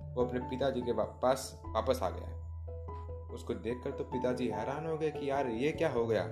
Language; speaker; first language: Hindi; non-native, local second language; Gujarati